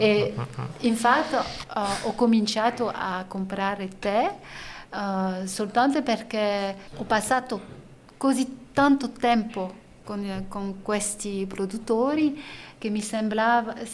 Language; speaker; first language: Italian; non-native, learner; French